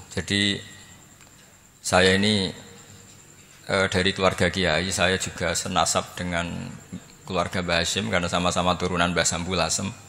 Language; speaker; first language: Indonesian; non-native, local second language; Javanese